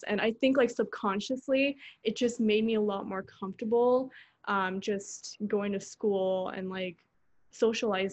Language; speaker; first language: English; early bilingual, other home language; Korean